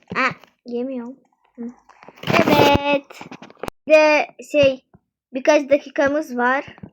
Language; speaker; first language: Turkish; non-native, fluent; Russian